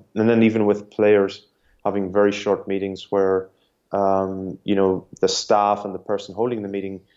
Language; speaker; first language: English; native; English